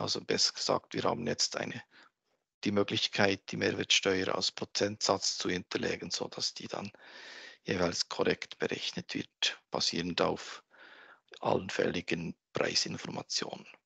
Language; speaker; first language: German; native; German